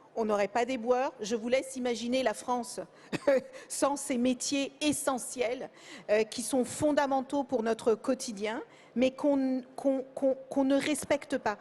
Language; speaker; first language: French; early bilingual, other home language; Kabuverdianu